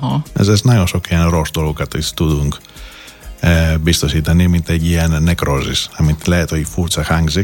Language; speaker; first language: Hungarian; non-native, learner; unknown